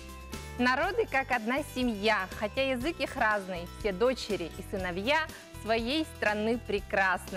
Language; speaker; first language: Russian; native; Russian